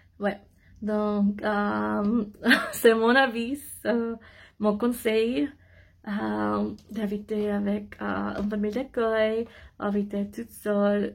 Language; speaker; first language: French; non-native, learner; English